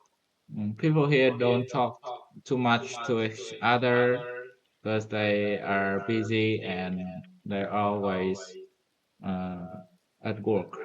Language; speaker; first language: English; non-native, learner; Vietnamese